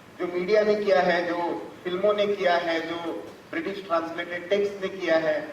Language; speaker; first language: Hindi; non-native, local second language; Marathi